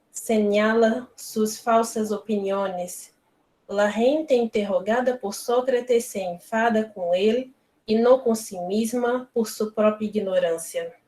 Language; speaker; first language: Spanish; non-native, learner; Portuguese